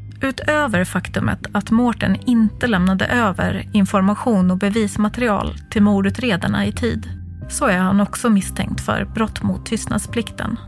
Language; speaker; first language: Swedish; native; Swedish